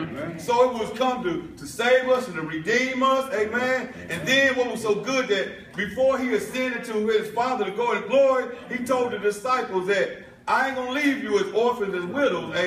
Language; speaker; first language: English; native; English